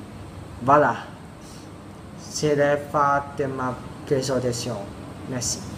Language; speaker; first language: French; non-native, learner; Cantonese